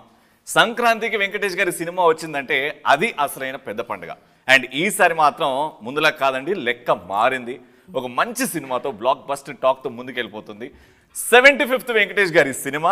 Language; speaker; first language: Telugu; native; Telugu